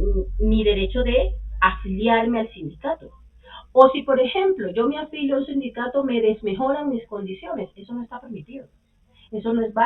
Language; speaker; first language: Spanish; native; Spanish